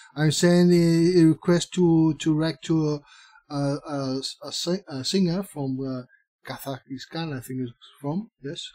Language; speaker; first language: English; non-native, fluent; Spanish